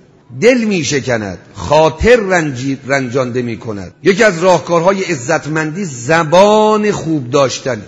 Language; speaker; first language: Persian; native; Persian